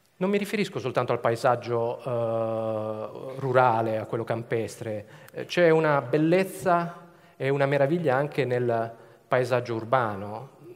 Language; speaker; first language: Italian; native; Italian